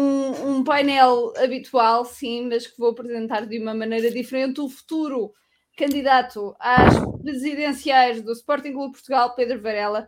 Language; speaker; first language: Portuguese; native; Portuguese